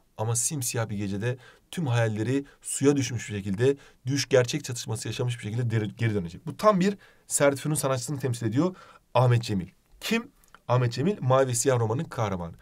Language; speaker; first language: Turkish; native; Turkish